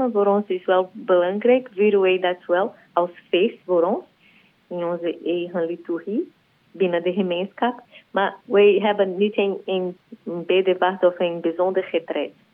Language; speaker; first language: Dutch; non-native, learner; Portuguese